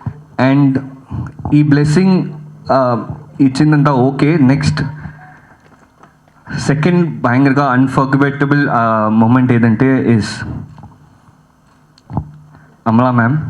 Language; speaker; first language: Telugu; early bilingual, heritage; Telugu